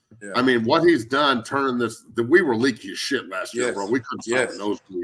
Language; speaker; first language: English; native; English